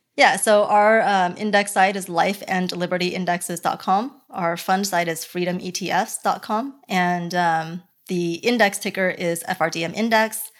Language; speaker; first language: English; early bilingual, other home language; Chinese